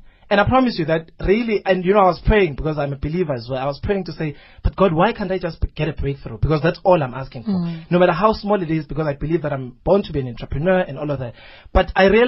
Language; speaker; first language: English; non-native, local second language; Zulu